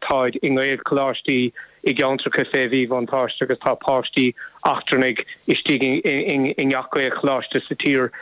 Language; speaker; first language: Irish; non-native, local second language; English